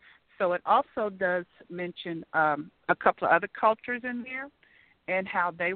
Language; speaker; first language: English; native; English